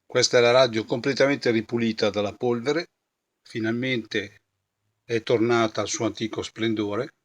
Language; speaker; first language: Italian; native; Italian